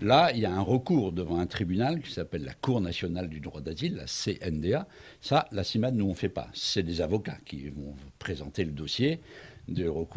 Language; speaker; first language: French; native; French